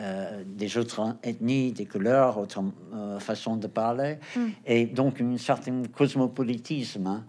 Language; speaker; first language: French; non-native, fluent; Portuguese